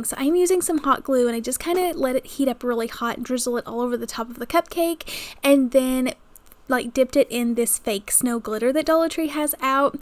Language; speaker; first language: English; native; English